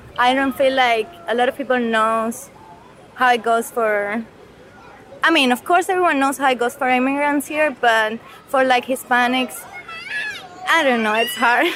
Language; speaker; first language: English; non-native, fluent; Spanish